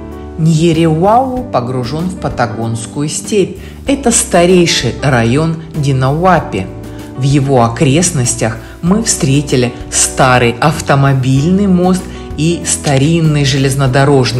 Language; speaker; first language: Russian; native; Russian